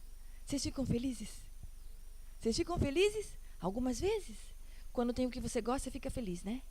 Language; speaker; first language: Portuguese; non-native, learner; Spanish